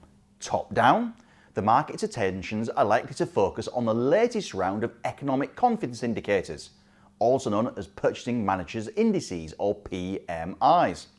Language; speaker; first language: English; native; English